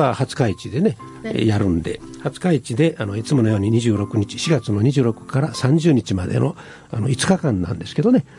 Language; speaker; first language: Japanese; native; Japanese